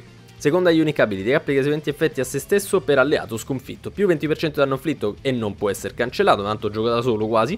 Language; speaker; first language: Italian; native; Italian